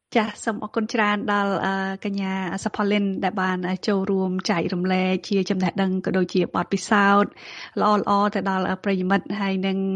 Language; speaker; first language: Khmer; native; Khmer